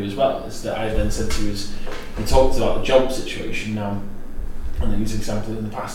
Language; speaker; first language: English; native; English